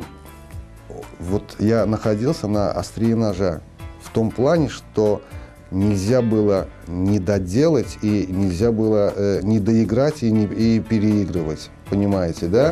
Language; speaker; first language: Russian; non-native, local second language; Azerbaijani